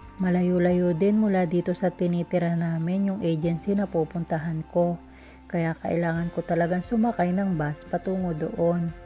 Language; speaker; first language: Filipino; native; Filipino